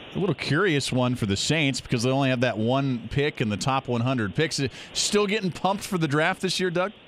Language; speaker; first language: English; native; English